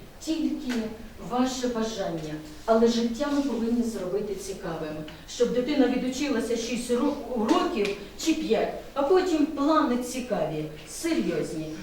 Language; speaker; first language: Ukrainian; native; Ukrainian